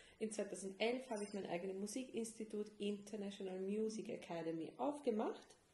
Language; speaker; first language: German; non-native, fluent; Hungarian